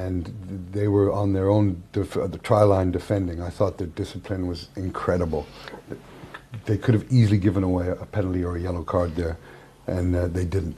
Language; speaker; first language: English; native; English